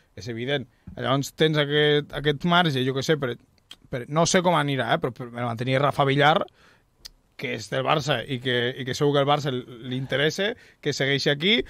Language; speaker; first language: Catalan; native; Catalan